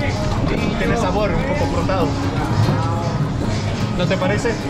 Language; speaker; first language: Spanish; non-native, fluent; Danish